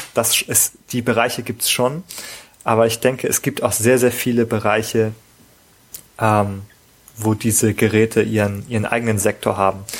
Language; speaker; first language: German; native; German